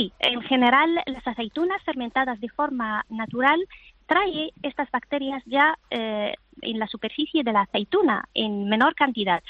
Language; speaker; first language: Spanish; non-native, fluent; Arabic